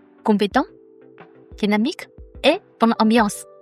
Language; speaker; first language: French; non-native, learner; Chinese